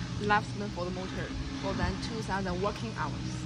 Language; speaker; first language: English; non-native, learner; Chinese